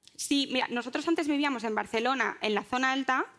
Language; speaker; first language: Spanish; native; Spanish